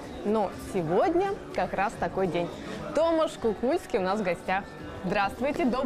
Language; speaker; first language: Russian; native; Russian